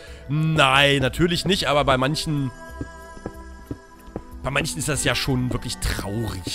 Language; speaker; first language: German; native; German